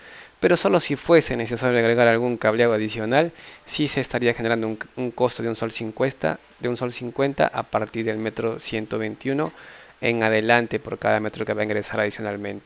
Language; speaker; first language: Spanish; native; Spanish